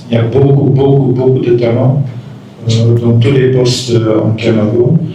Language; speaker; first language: French; non-native, fluent; Dutch